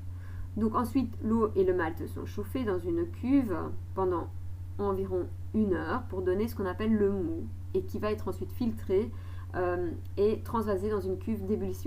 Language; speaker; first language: French; native; French